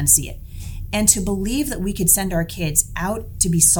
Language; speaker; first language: English; native; English